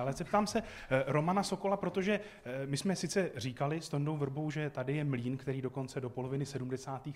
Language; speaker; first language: Czech; native; Czech